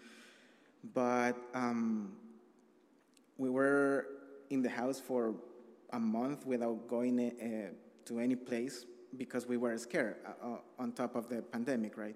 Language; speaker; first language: English; non-native, fluent; Spanish